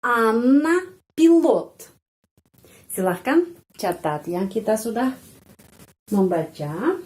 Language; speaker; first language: Indonesian; non-native, fluent; Russian